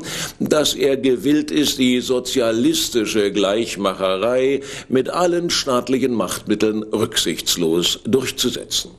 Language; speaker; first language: German; native; German